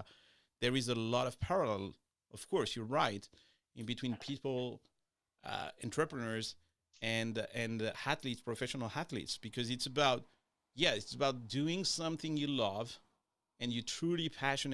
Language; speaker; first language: English; non-native, fluent; French